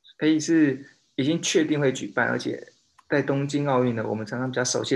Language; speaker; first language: Chinese; native; Chinese